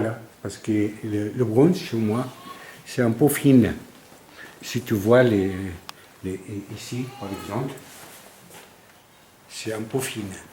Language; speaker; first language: French; non-native, learner; Arabic